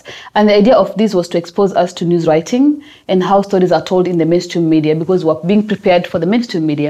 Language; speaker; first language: English; non-native, local second language; Kamba